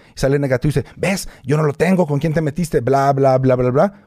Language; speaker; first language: Spanish; native; Spanish